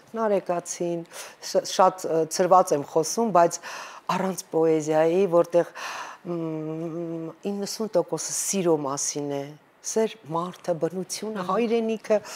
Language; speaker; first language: Armenian; native; Armenian